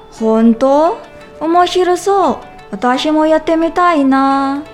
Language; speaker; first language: Japanese; non-native, learner; Filipino